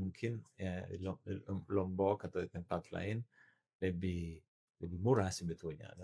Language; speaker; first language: Indonesian; non-native, learner; Italian